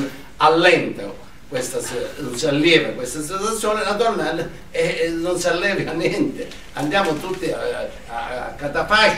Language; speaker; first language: Italian; native; Italian